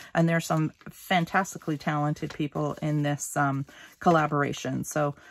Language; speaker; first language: English; native; English